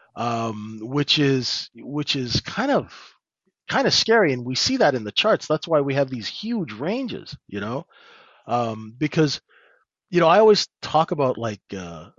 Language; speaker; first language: English; native; English